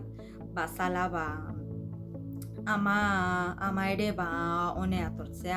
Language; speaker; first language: Basque; non-native, fluent; Arabic